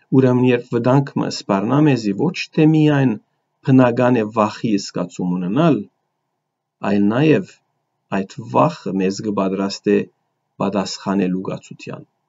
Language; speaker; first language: Armenian; early bilingual, heritage; Armenian